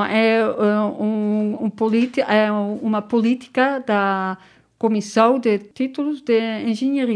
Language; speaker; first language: Portuguese; non-native, learner; Dutch